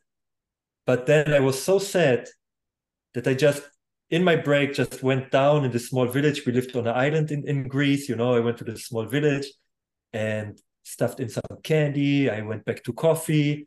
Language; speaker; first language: English; non-native, fluent; German